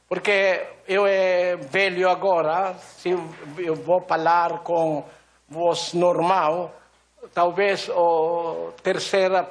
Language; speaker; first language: Portuguese; non-native, learner; Filipino